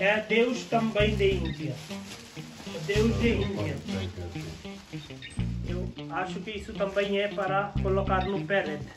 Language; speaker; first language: Portuguese; non-native, learner; Hindi